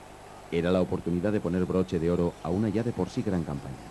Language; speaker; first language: Spanish; native; Spanish